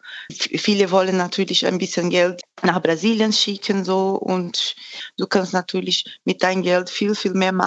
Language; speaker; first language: German; non-native, fluent; Portuguese